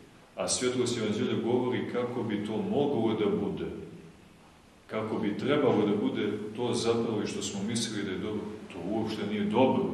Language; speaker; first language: Serbian; native; Serbian